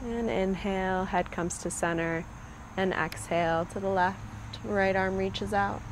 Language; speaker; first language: English; native; English